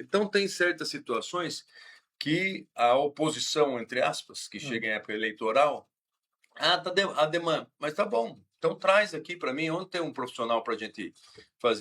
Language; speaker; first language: Portuguese; native; Portuguese